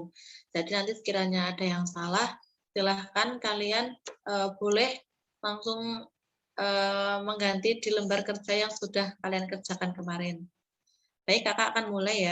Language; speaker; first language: Indonesian; native; Indonesian